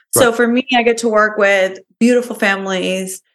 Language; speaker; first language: English; early bilingual, other home language; Spanish